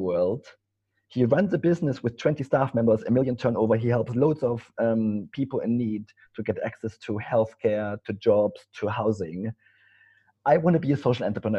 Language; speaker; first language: English; non-native, fluent; German